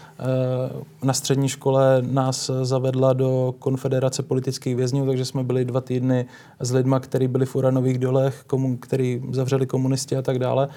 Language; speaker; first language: Czech; native; Czech